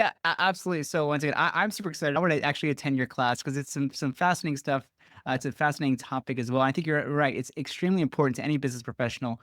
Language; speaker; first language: English; native; English